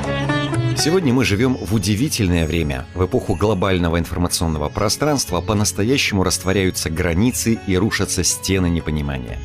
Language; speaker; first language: Russian; native; Russian